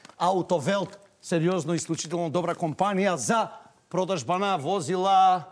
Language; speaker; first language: Macedonian; native; Macedonian